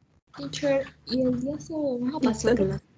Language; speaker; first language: Spanish; native; Spanish